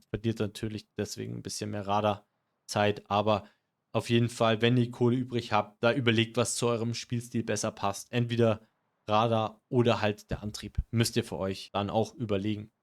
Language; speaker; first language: German; native; German